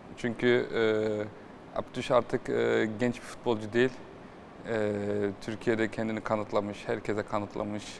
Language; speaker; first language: Turkish; early bilingual, heritage; Turkish